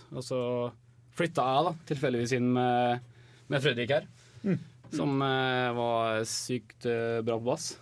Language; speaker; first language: Norwegian; native; Norwegian